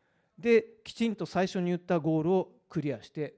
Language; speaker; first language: Japanese; native; Japanese